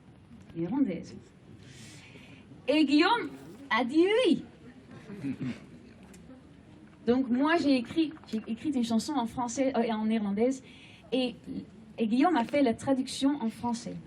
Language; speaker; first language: French; non-native, fluent; Dutch